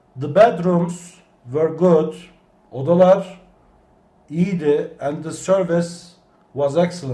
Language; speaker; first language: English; non-native, fluent; Turkish